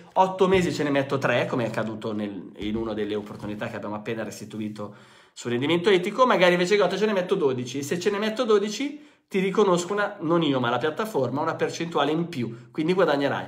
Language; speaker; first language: Italian; native; Italian